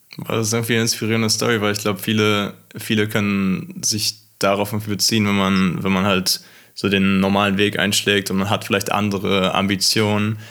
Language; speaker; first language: German; native; German